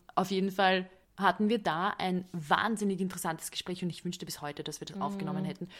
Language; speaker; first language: German; non-native, fluent; Hungarian